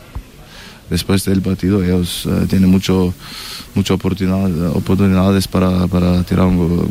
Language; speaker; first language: Spanish; non-native, learner; German